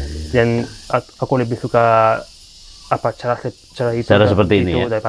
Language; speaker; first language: Indonesian; non-native, fluent; Italian